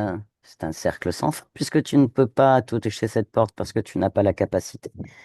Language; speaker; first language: French; native; French